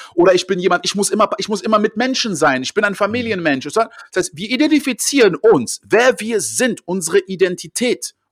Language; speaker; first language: German; early bilingual, other home language; French